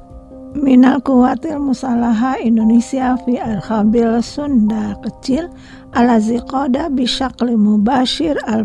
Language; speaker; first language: Arabic; non-native, fluent; Indonesian